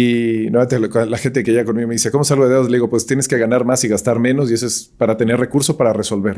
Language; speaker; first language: Spanish; native; Spanish